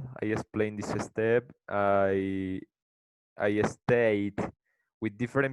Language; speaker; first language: English; non-native, learner; Spanish